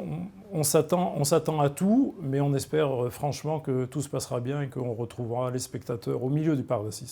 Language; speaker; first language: French; native; French